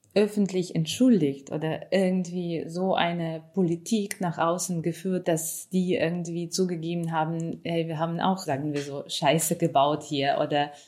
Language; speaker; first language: German; non-native, fluent; Ukrainian